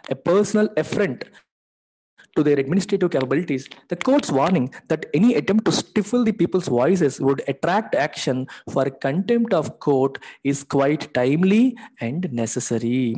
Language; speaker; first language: English; non-native, local second language; Telugu